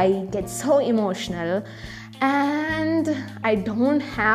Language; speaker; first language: English; non-native, local second language; Malayalam